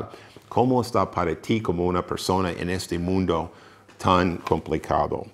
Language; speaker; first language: Spanish; non-native, fluent; English